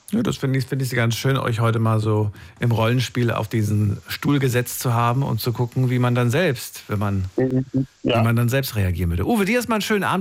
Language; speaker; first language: German; native; German